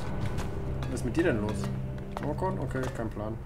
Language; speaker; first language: German; native; German